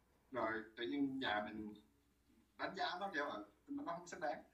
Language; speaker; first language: Vietnamese; early bilingual, heritage; Vietnamese